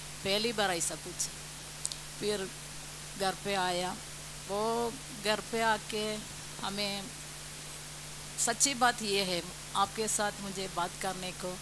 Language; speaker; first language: Hindi; non-native, local second language; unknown